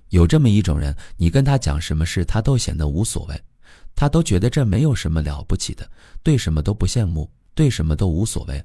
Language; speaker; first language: Chinese; native; Chinese